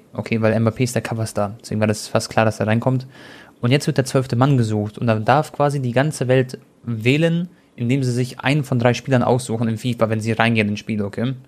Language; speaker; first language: German; early bilingual, other home language; Croatian